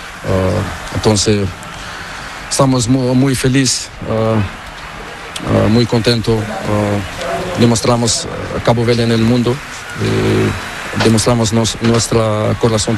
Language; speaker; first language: Spanish; non-native, learner; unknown